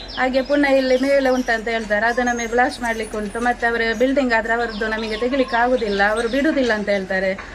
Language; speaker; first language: Kannada; native; Kannada